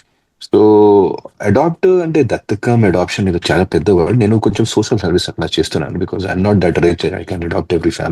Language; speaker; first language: Telugu; non-native, fluent; Hindi